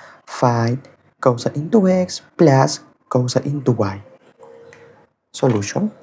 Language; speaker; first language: English; non-native, fluent; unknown